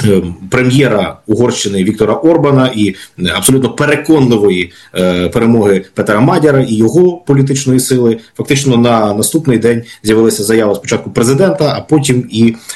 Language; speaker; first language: Ukrainian; native; Ukrainian